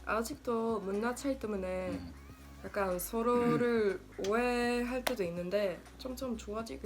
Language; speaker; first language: Korean; non-native, learner; Swedish